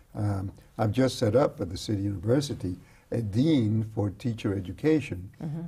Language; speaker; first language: English; early bilingual, other home language; Spanish